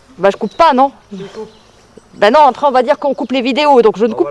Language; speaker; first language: French; native; French